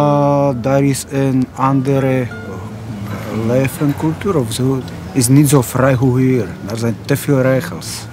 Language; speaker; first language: Dutch; non-native, learner; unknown